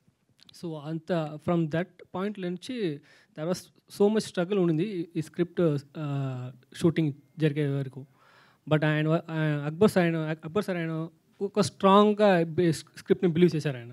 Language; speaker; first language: Telugu; non-native, fluent; Tamil